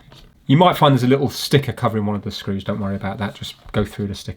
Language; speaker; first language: English; native; English